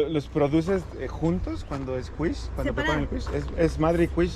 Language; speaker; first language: Spanish; native; Spanish